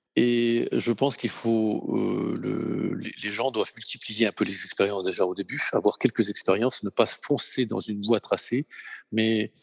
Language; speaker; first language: French; non-native, fluent; Ukrainian